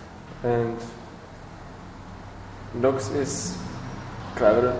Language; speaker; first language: English; non-native, learner; Czech